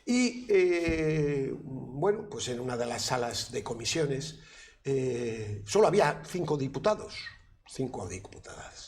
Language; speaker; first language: Spanish; native; Spanish